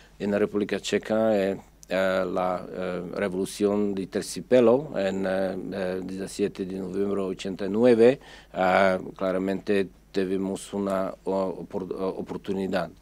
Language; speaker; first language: Spanish; non-native, fluent; Czech